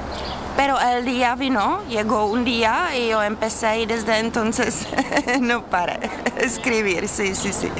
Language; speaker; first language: Spanish; non-native, fluent; Czech